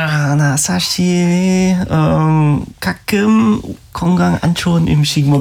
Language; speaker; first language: Korean; non-native, learner; German